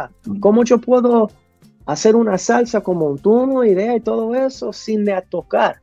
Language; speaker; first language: Spanish; early bilingual, heritage; English